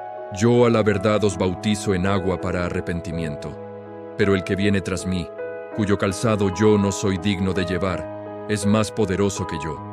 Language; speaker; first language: Spanish; native; Spanish